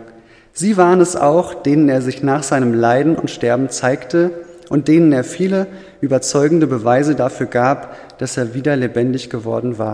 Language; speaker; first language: German; native; German